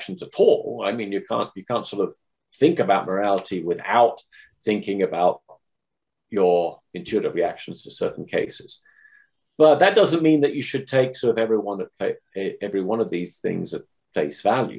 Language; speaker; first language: English; native; English